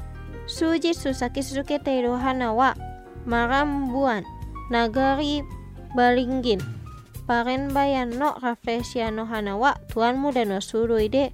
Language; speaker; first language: Japanese; non-native, fluent; Indonesian